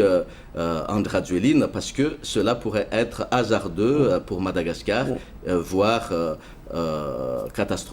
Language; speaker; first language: French; non-native, local second language; Malagasy